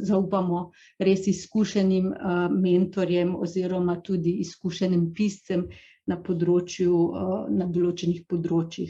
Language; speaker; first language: Slovenian; native; Slovenian